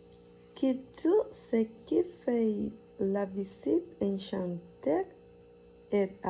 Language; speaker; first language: French; non-native, learner; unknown